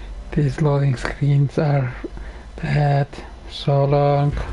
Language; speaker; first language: English; non-native, fluent; Turkish